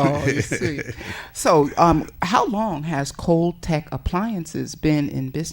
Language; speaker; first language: English; native; English